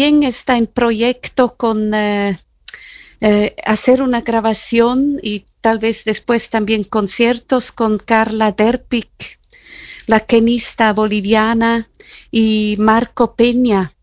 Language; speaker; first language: Spanish; non-native, fluent; Italian